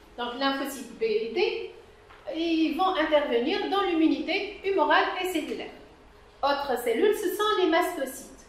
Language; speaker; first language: French; non-native, local second language; Arabic